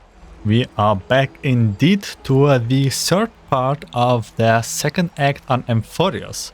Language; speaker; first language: English; non-native, fluent; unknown